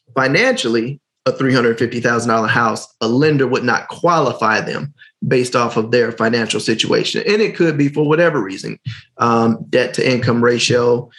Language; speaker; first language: English; native; English